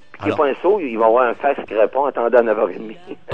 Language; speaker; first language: French; native; French